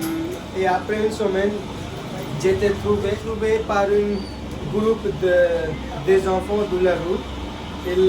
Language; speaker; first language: French; non-native, learner; Hindi